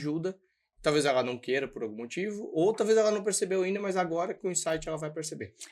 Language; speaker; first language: Portuguese; native; Portuguese